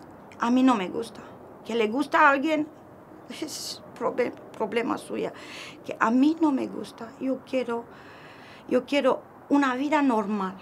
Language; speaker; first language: Spanish; non-native, learner; Romanian